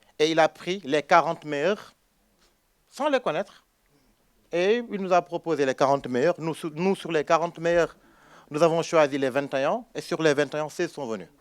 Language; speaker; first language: French; non-native, local second language; Wolof